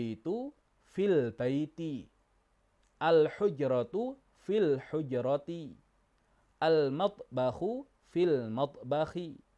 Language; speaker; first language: Arabic; non-native, fluent; Indonesian